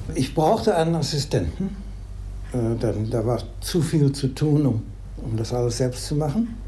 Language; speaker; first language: German; native; German